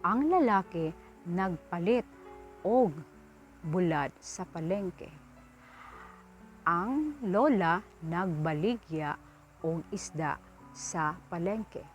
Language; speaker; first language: Cebuano; non-native, learner; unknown